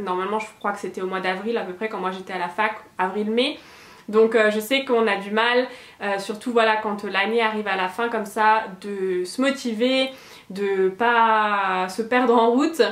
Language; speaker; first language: French; native; French